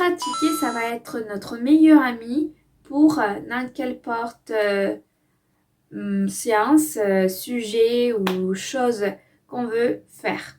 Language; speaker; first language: French; non-native, fluent; Spanish